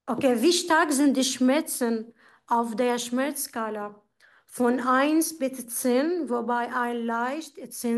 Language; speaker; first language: German; non-native, fluent; Arabic